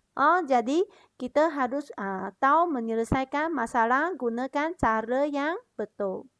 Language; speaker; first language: Malay; non-native, local second language; Chinese